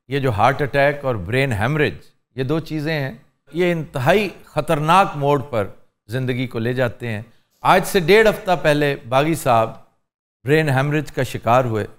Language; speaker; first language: Urdu; native; Urdu